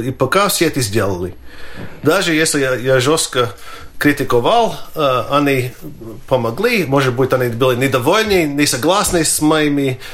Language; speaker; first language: Russian; non-native, fluent; Latvian